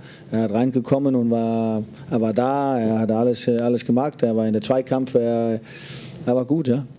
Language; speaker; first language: German; non-native, learner; Danish